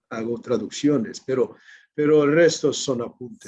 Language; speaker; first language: Spanish; non-native, fluent; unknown